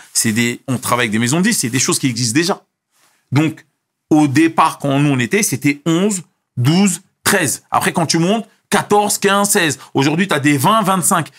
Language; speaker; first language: French; early bilingual, other home language; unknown